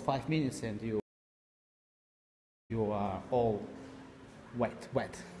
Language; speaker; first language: English; non-native, learner; Russian